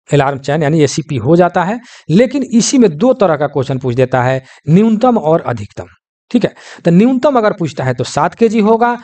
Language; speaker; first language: Hindi; native; Hindi